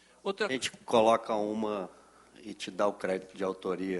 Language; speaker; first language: Portuguese; native; Portuguese